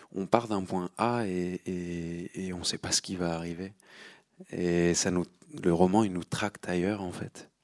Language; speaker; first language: French; native; French